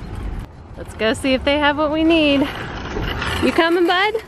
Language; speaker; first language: English; native; English